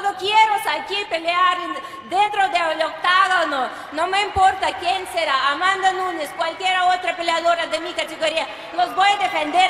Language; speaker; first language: Spanish; non-native, fluent; Russian